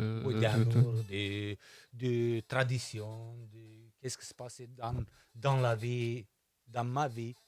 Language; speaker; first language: French; non-native, fluent; Romanian